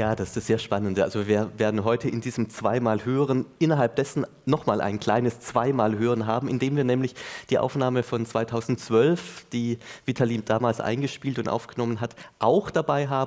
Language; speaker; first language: German; native; German